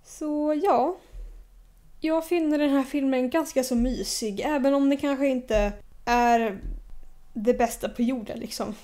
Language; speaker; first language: Swedish; native; Swedish